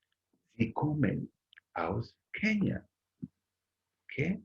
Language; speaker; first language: German; non-native, learner; Bemba